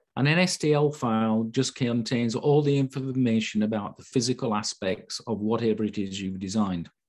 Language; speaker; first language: English; native; English